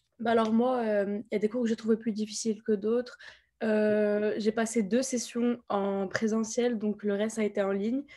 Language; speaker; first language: French; non-native, local second language; Arabic